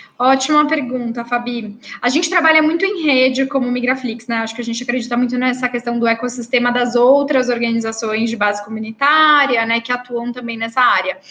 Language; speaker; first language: Portuguese; native; Portuguese